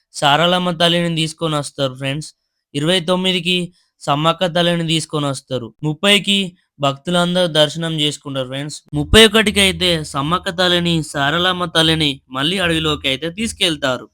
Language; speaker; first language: Telugu; native; Telugu